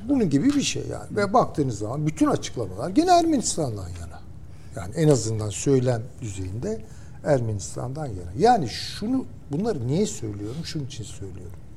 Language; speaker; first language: Turkish; native; Turkish